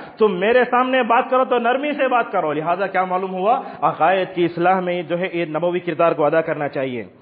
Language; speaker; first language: Urdu; native; Urdu